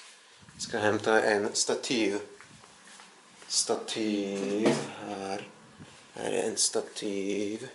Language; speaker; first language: Swedish; non-native, learner; Russian